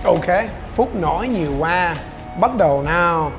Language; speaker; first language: Vietnamese; non-native, learner; English